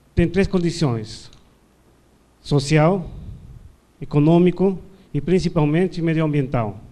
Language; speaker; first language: Portuguese; non-native, learner; Spanish